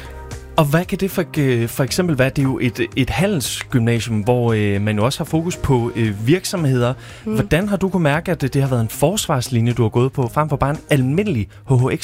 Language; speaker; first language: Danish; native; Danish